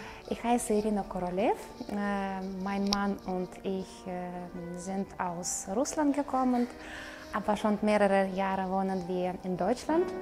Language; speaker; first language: German; non-native, fluent; Russian